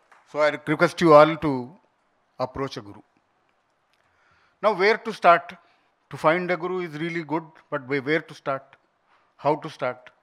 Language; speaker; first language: English; non-native, local second language; Telugu